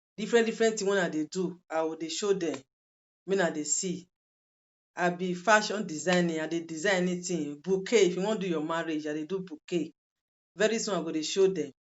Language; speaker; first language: Nigerian Pidgin; non-native, local second language; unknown